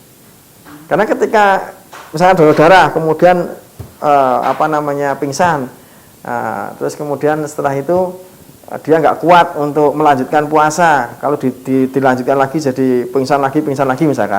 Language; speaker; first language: Indonesian; non-native, local second language; Javanese